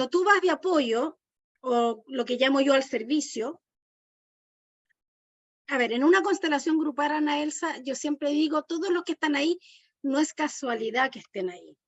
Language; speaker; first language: Spanish; native; Spanish